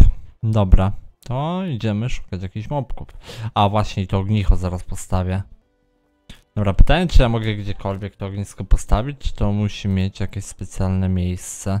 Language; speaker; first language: Polish; native; Polish